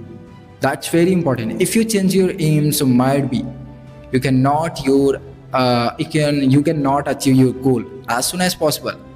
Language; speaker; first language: English; non-native, learner; Bhojpuri